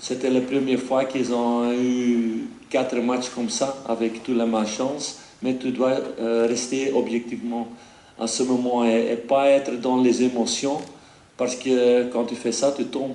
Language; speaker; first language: French; non-native, fluent; Dutch